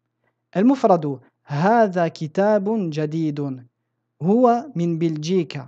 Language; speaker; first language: Arabic; non-native, fluent; French